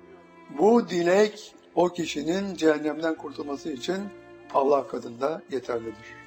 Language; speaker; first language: Turkish; native; Turkish